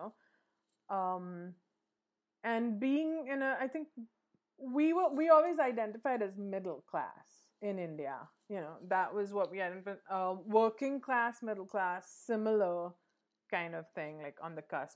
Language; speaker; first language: English; native; English